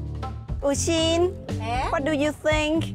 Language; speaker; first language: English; non-native, learner; Chinese